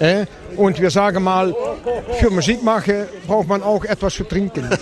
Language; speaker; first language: German; non-native, learner; Dutch